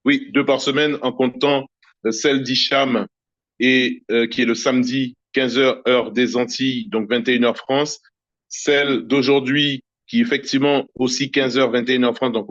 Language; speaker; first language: French; native; French